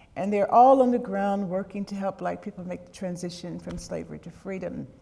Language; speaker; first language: English; native; English